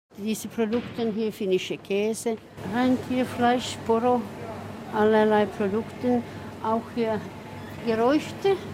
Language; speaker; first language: German; non-native, fluent; Swedish